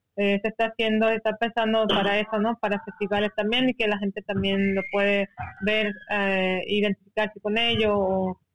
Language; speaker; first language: Spanish; non-native, local second language; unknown